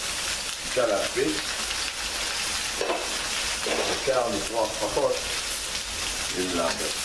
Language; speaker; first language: Hebrew; native; Hebrew